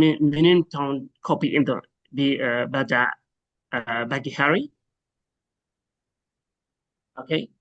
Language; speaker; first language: Indonesian; non-native, learner; Arabic